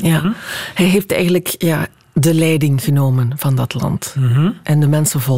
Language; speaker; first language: Dutch; native; Dutch